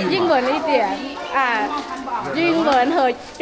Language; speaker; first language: Chinese; non-native, fluent; Lao